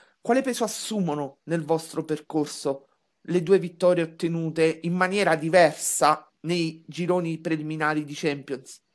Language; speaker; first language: Italian; native; Italian